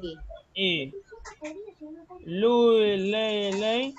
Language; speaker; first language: Italian; non-native, fluent; Spanish